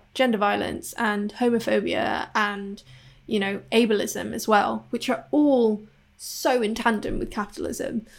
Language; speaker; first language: English; non-native, local second language; Cantonese